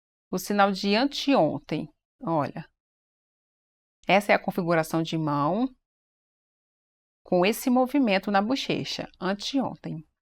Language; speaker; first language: Portuguese; native; Portuguese